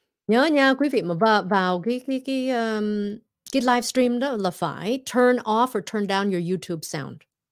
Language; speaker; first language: Vietnamese; early bilingual, heritage; Vietnamese